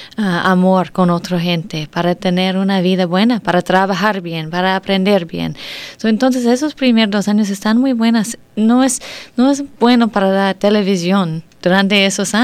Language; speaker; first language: Spanish; non-native, learner; English